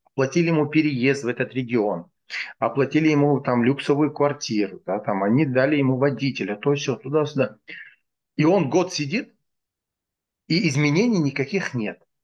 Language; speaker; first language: Russian; non-native, local second language; Tajik